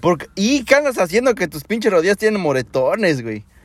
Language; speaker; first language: Spanish; early bilingual, heritage; Spanish